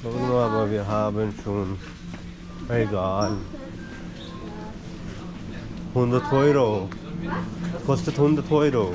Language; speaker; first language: German; non-native, learner; Hindi